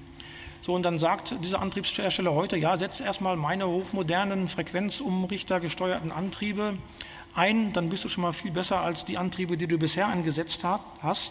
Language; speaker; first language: German; native; German